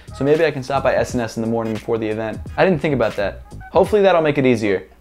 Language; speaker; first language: English; native; English